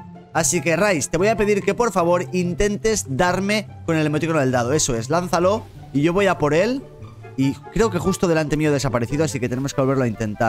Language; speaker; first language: Spanish; native; Spanish